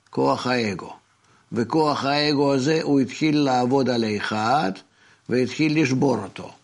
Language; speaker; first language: Hebrew; non-native, fluent; Russian